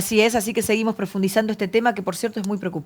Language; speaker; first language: Spanish; native; Spanish